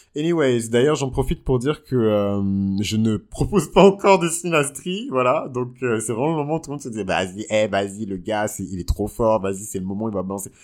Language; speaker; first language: French; native; French